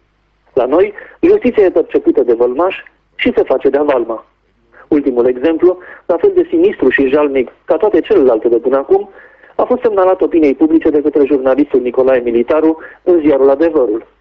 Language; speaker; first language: Romanian; native; Romanian